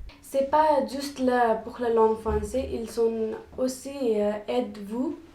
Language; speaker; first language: French; non-native, learner; Nepali